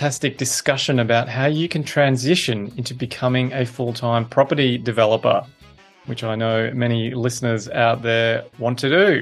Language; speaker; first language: English; native; English